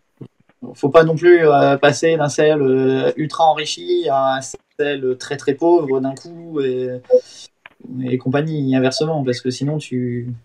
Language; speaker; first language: French; native; French